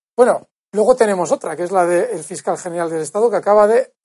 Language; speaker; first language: Spanish; native; Spanish